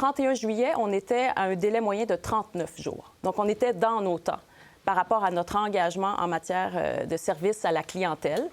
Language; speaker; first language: French; native; French